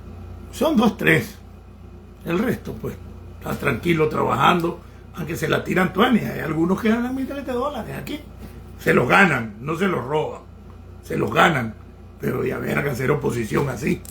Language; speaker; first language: Spanish; native; Spanish